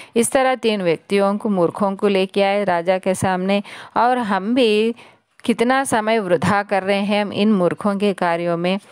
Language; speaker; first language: Hindi; non-native, local second language; Telugu